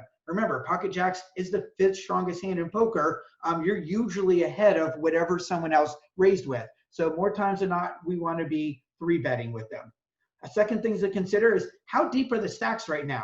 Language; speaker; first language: English; native; English